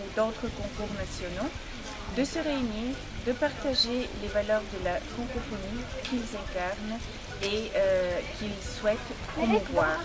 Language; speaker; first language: French; non-native, fluent; Bulgarian